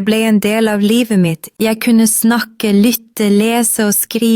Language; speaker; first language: Norwegian; non-native, fluent; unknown